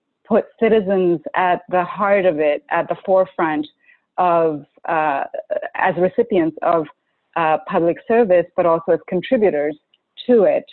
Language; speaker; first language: English; non-native, local second language; Urdu